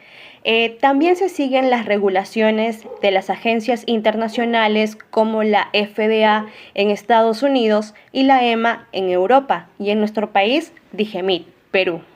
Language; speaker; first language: Spanish; native; Spanish